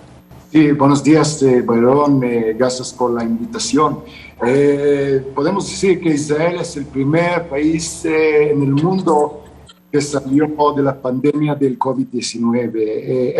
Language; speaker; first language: Spanish; non-native, fluent; Hebrew